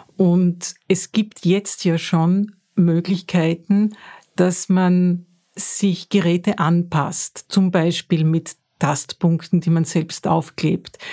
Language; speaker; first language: German; native; German